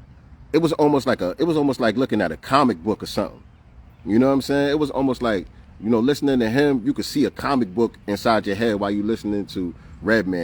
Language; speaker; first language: English; native; English